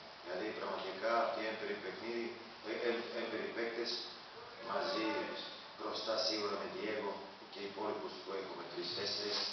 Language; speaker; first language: Greek; non-native, fluent; Serbian